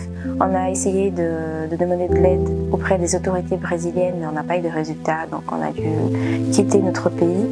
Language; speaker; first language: French; early bilingual, other home language; Portuguese